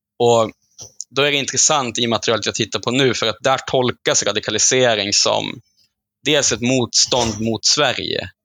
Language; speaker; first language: Swedish; native; Swedish